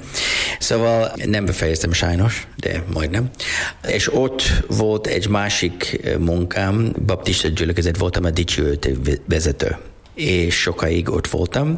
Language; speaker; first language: Hungarian; non-native, learner; English